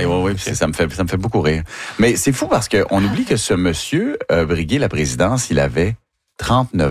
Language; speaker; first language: French; native; French